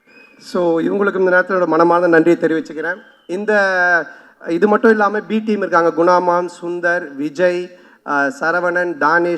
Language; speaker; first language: Tamil; native; Tamil